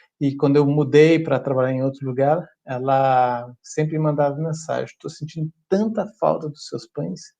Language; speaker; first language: Portuguese; early bilingual, other home language; German